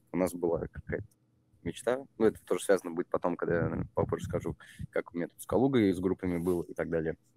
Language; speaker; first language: Russian; native; Russian